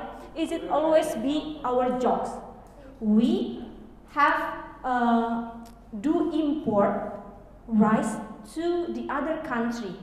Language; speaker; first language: English; non-native, learner; Indonesian